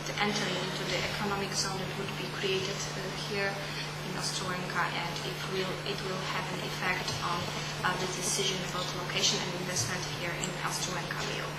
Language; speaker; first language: English; non-native, learner; Polish